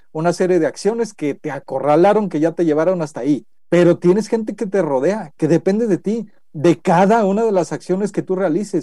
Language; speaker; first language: Spanish; native; Spanish